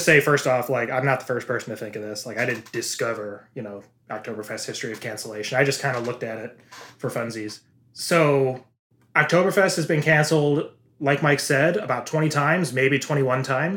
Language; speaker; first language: English; native; English